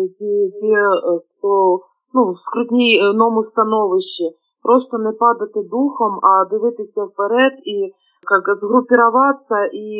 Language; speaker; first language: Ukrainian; non-native, local second language; Russian